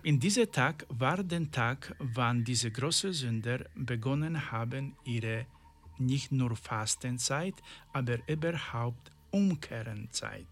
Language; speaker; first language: German; non-native, learner; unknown